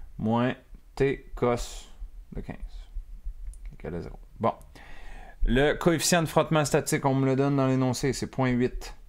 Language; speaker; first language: French; native; French